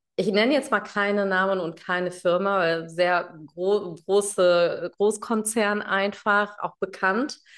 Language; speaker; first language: German; early bilingual, other home language; Tamil